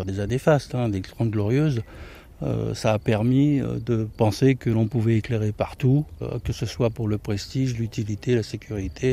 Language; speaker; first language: French; native; French